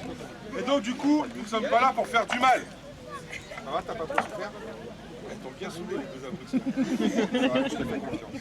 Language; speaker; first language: French; native; French